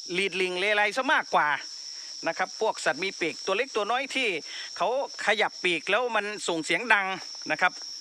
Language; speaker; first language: Thai; native; Thai